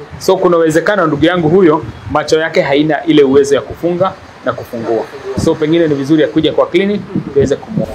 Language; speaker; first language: Swahili; non-native, local second language; Kikuyu